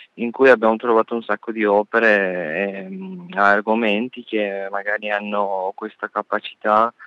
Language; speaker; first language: Italian; non-native, fluent; Persian